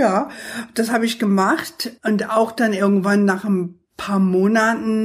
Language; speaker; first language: German; non-native, fluent; English